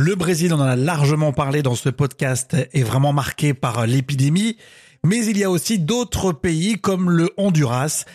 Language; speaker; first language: French; native; French